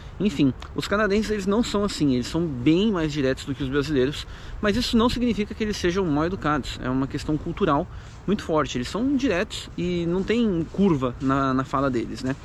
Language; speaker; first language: Portuguese; native; Portuguese